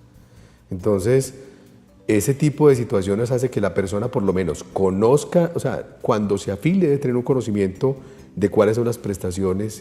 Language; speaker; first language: Spanish; native; Spanish